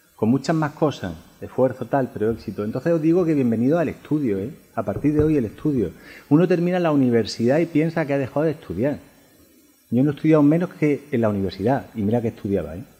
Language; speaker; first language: Spanish; native; Spanish